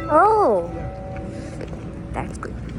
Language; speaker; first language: English; non-native, learner; Urdu